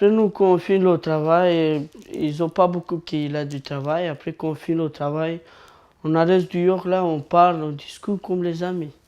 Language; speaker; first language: French; non-native, learner; Romanian